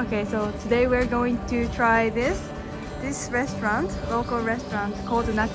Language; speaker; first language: English; non-native, fluent; Japanese